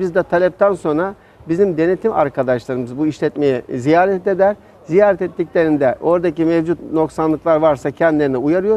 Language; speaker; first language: Turkish; native; Turkish